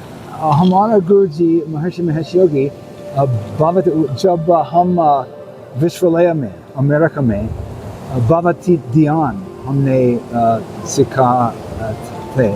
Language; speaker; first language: Hindi; non-native, learner; English